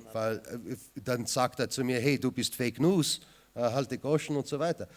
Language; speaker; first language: German; non-native, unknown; English